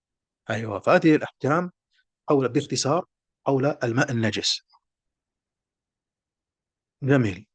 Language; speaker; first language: Arabic; non-native, fluent; French